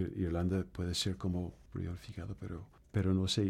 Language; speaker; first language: Spanish; non-native, fluent; English